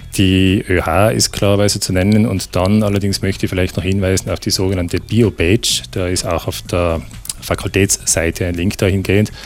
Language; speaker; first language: German; native; German